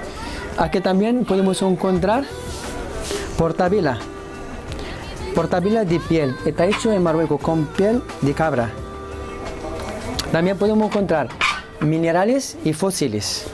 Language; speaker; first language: Spanish; non-native, fluent; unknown